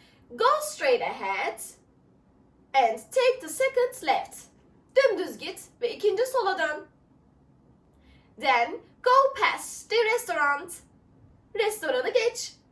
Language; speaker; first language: English; non-native, fluent; Turkish